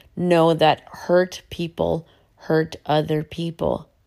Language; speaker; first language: English; early bilingual, other home language; Spanish